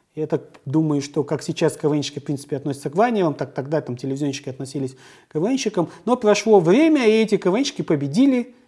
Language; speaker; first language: Russian; native; Russian